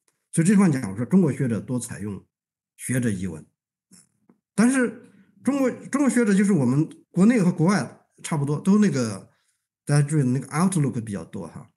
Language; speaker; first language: Chinese; native; Chinese